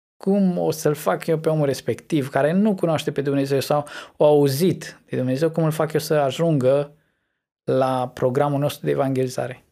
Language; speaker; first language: Romanian; early bilingual, heritage; Romanian